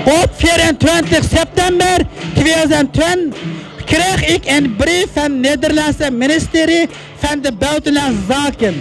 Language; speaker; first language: Dutch; non-native, fluent; Uyghur